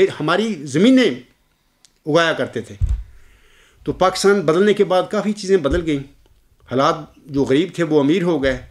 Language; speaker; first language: Urdu; native; Urdu